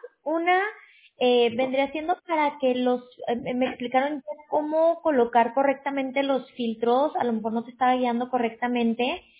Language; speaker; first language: Spanish; native; Spanish